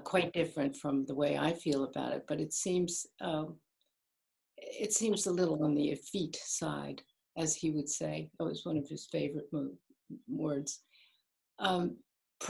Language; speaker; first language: English; native; English